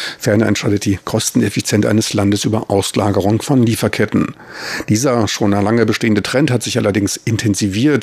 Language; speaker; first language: German; native; German